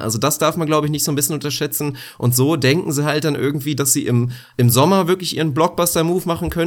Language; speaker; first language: German; native; German